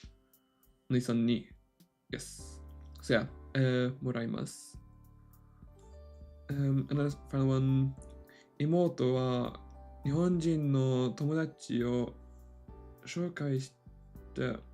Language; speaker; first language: Japanese; non-native, learner; English